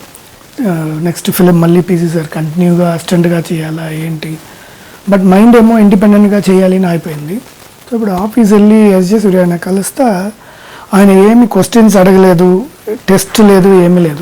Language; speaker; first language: Telugu; non-native, fluent; Tamil